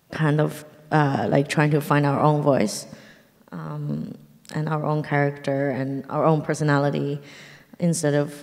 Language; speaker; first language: English; early bilingual, other home language; Chinese